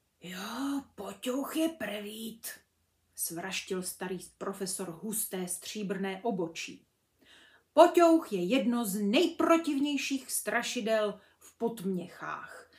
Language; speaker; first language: Czech; native; Czech